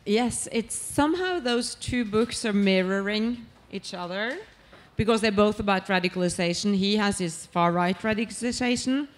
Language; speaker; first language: English; non-native, fluent; Norwegian